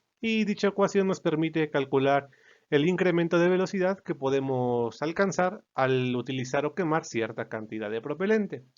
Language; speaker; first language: Spanish; native; Spanish